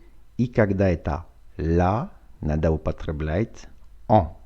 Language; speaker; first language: Russian; non-native, fluent; French